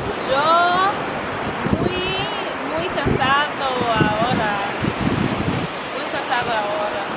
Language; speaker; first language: Spanish; non-native, learner; English